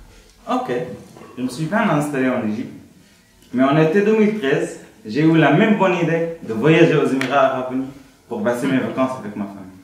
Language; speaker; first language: French; non-native, fluent; Arabic